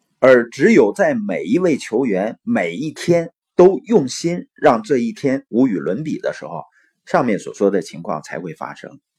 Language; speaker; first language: Chinese; native; Chinese